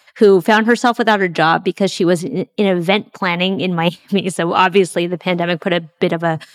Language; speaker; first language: English; native; English